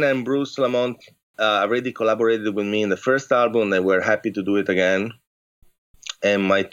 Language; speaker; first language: English; non-native, fluent; Italian